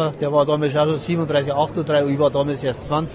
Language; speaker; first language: German; native; German